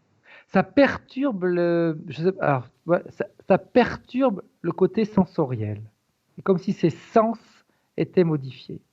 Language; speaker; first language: French; native; French